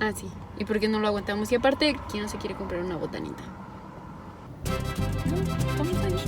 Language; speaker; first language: Spanish; native; Spanish